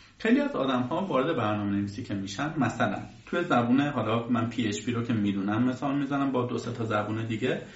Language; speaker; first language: Persian; native; Persian